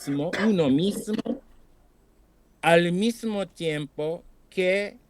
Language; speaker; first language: Spanish; non-native, fluent; Japanese